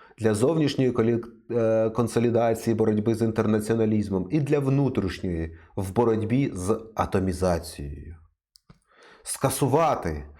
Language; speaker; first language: Ukrainian; native; Ukrainian